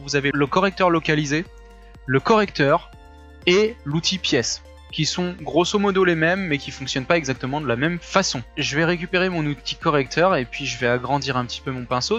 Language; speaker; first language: French; native; French